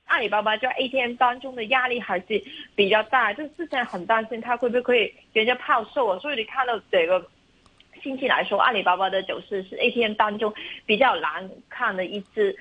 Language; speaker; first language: Chinese; non-native, local second language; Cantonese